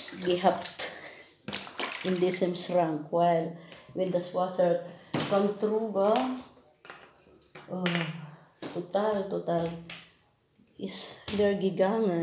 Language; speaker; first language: German; non-native, learner; Filipino